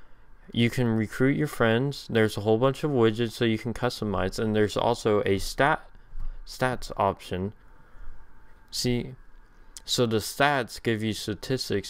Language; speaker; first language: English; native; English